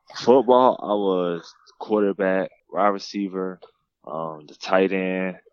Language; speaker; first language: English; native; English